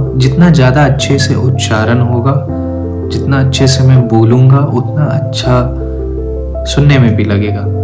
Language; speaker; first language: Hindi; native; Hindi